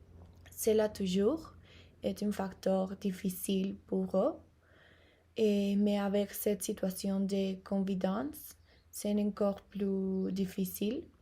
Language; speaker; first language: French; non-native, learner; Spanish